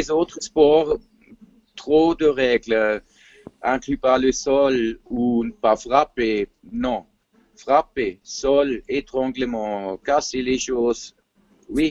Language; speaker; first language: French; non-native, fluent; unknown